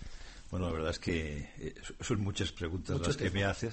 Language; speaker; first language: Spanish; native; Spanish